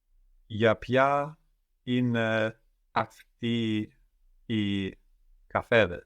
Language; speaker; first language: Greek; non-native, learner; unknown